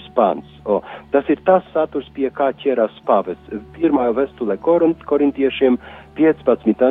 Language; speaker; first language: Latvian; non-native, fluent; Polish